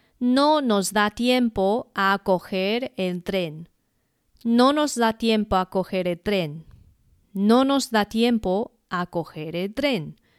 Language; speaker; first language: Spanish; non-native, fluent; Chinese